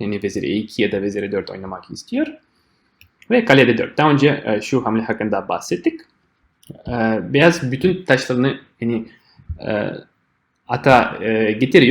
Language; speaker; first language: Turkish; non-native, fluent; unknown